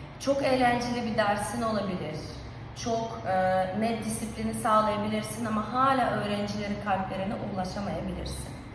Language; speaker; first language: Turkish; non-native, fluent; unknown